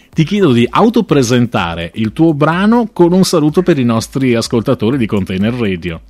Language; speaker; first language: Italian; native; Italian